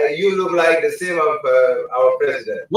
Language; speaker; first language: English; non-native, learner; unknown